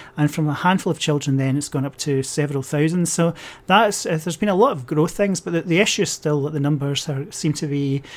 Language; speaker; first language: English; native; English